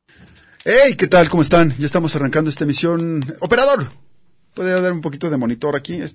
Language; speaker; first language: Spanish; native; Spanish